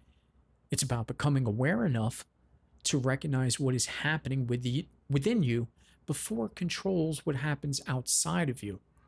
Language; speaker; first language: English; native; English